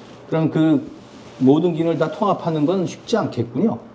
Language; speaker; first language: Korean; native; Korean